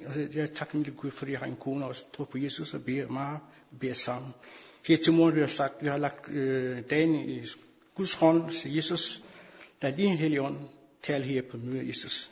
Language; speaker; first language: Danish; non-native, fluent; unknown